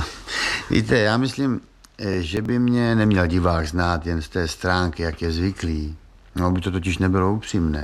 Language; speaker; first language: Czech; native; Czech